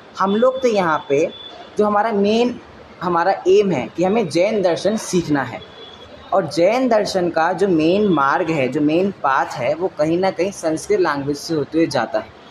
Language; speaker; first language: Hindi; native; Hindi